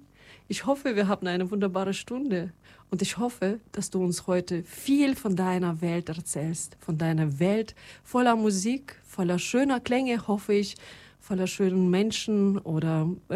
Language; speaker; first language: German; non-native, fluent; Russian